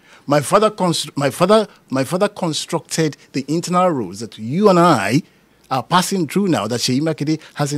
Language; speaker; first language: English; non-native, local second language; Yoruba